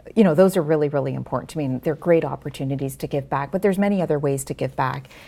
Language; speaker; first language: English; native; English